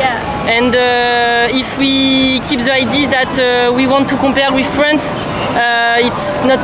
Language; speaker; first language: English; non-native, fluent; French